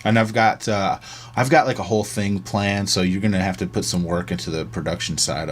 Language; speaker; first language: English; native; English